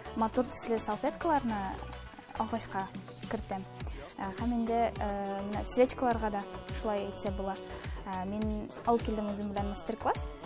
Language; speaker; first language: Tatar; early bilingual, heritage; Tatar